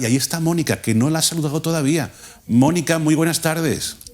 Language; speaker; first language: Spanish; native; Spanish